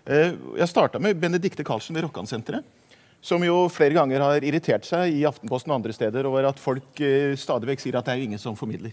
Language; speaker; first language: Norwegian; native; Norwegian